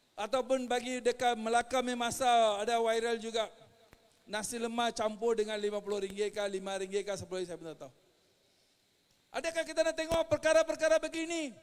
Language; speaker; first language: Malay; non-native, local second language; Tamil